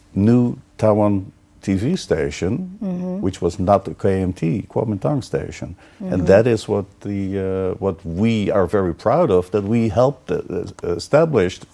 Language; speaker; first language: English; non-native, fluent; Dutch